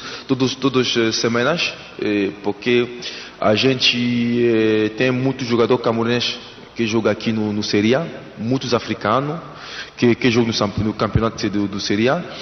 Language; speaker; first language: Portuguese; non-native, learner; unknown